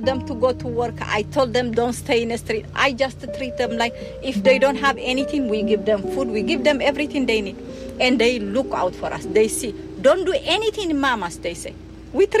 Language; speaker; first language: English; non-native, fluent; Tigrinya